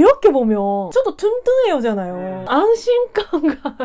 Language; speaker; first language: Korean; non-native, learner; Japanese